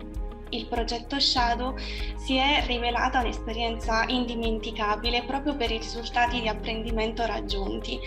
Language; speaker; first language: Italian; native; Italian